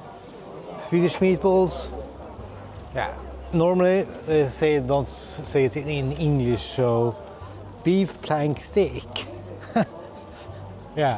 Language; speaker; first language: English; non-native, fluent; Swedish